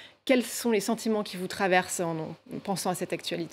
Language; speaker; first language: French; native; French